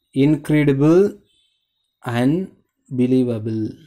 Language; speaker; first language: English; non-native, local second language; Tamil